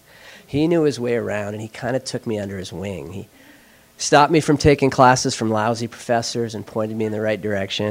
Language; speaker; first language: English; native; English